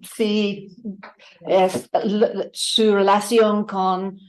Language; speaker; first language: Spanish; non-native, fluent; English